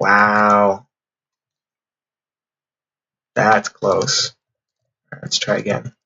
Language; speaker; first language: English; native; English